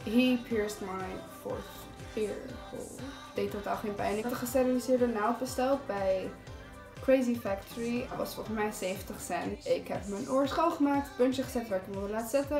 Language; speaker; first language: Dutch; native; Dutch